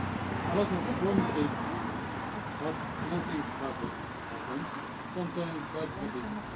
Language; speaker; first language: English; non-native, learner; Arabic